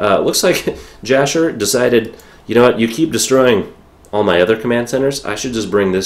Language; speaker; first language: English; native; English